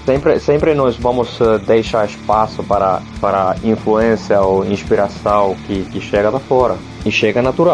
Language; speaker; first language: Portuguese; non-native, learner; Finnish